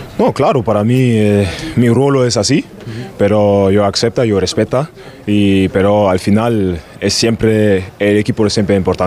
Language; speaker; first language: Spanish; non-native, learner; German